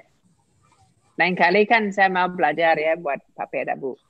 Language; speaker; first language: Indonesian; non-native, fluent; English